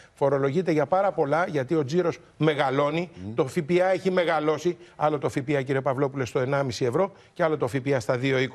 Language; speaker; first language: Greek; native; Greek